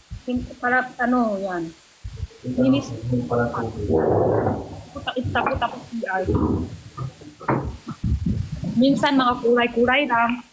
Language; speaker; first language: Filipino; non-native, learner; Chinese